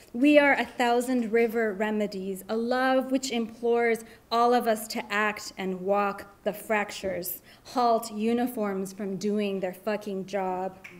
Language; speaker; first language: English; early bilingual, other home language; Spanish